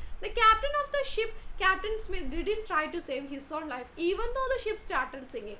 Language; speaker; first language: English; non-native, local second language; Malayalam